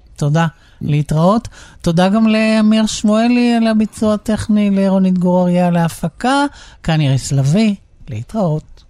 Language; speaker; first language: Hebrew; native; Hebrew